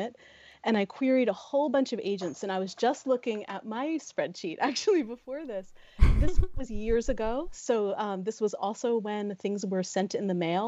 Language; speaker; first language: English; native; English